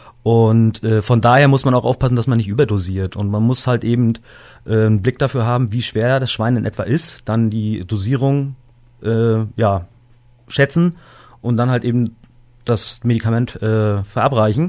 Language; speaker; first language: German; native; German